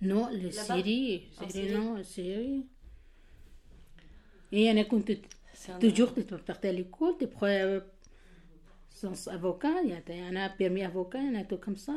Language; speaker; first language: French; non-native, learner; Kurdish